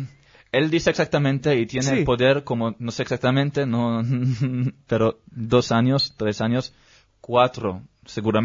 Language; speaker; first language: Spanish; non-native, learner; Hebrew